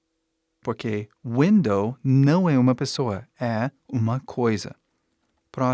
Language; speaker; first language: Portuguese; non-native, fluent; English